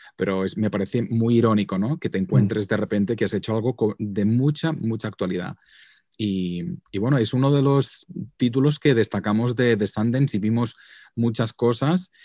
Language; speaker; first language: Spanish; non-native, local second language; Catalan